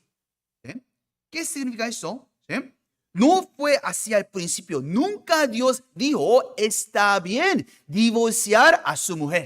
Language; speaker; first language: Spanish; non-native, fluent; Korean